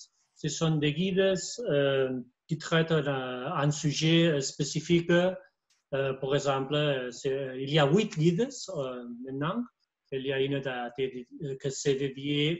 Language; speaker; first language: French; non-native, fluent; Spanish